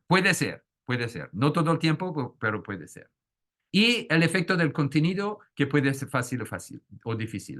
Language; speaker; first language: Spanish; non-native, fluent; French